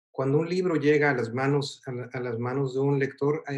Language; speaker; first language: Spanish; native; Spanish